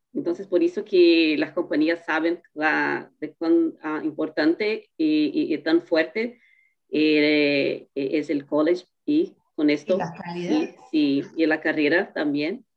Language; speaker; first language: Spanish; non-native, learner; Portuguese